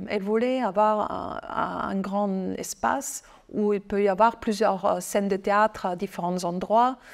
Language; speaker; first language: French; non-native, fluent; German